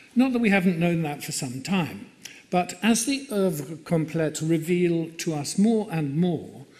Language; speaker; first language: English; native; English